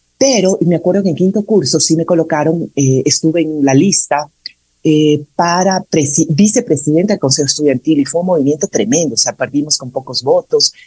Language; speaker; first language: Spanish; native; Spanish